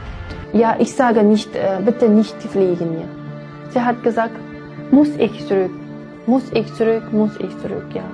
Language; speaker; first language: German; non-native, learner; Uyghur